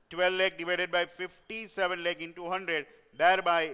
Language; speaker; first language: English; non-native, local second language; Gujarati